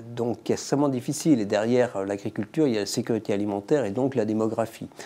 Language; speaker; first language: French; native; French